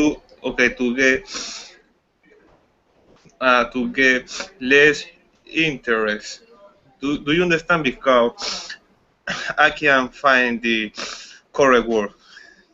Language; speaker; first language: English; non-native, learner; Spanish